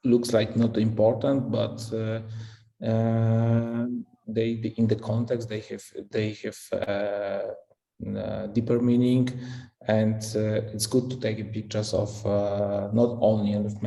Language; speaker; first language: English; non-native, fluent; Polish